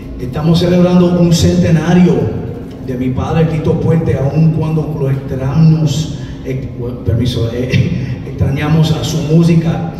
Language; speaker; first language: Spanish; early bilingual, heritage; English